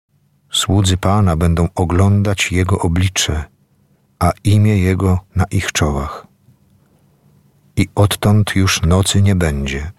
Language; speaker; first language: Polish; native; Polish